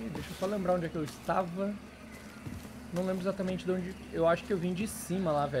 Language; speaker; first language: Portuguese; native; Portuguese